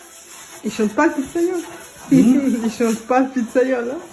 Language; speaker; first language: French; native; French